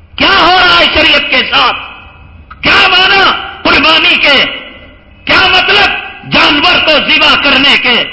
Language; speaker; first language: Urdu; native; Urdu